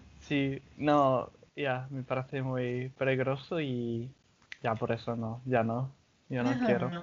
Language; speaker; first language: Spanish; non-native, fluent; English